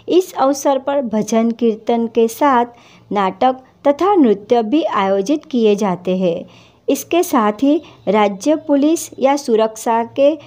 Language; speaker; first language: Hindi; non-native, local second language; Gujarati